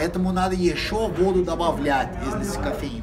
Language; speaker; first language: Russian; non-native, fluent; Portuguese